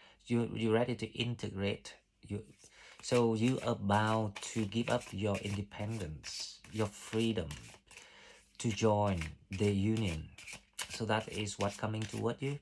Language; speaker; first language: English; non-native, fluent; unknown